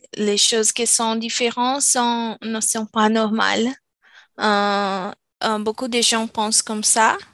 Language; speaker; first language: French; non-native, learner; Portuguese